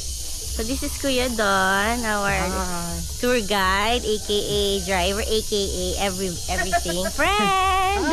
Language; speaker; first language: English; non-native, local second language; Filipino